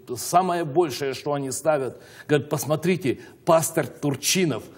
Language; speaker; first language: Russian; native; Russian